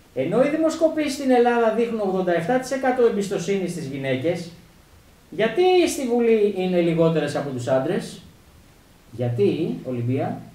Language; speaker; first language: Greek; native; Greek